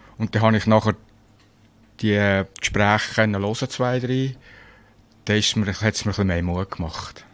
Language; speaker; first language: German; native; German